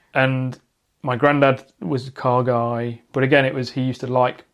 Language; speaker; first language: English; native; English